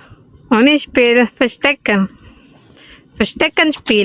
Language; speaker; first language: German; non-native, learner; Indonesian